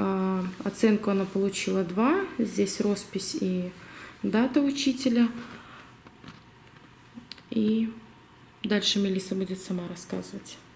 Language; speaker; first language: Russian; native; Russian